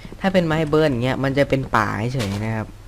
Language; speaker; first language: Thai; native; Thai